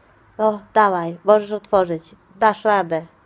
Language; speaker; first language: Polish; non-native, fluent; Italian